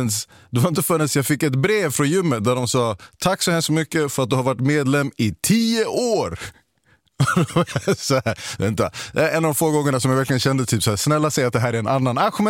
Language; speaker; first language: Swedish; native; Swedish